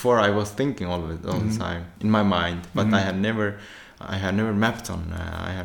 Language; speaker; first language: English; non-native, fluent; Turkmen